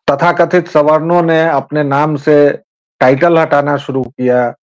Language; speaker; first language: Hindi; native; Hindi